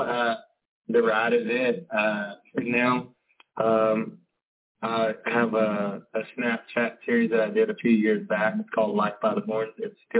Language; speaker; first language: English; native; English